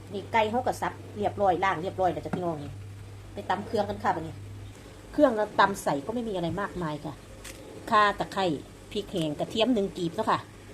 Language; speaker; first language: Thai; native; Thai